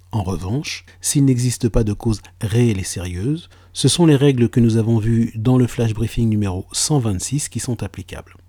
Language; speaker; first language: French; native; French